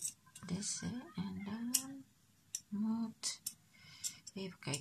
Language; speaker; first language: Dutch; non-native, learner; Indonesian